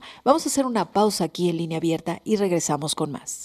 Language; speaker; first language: Spanish; native; Spanish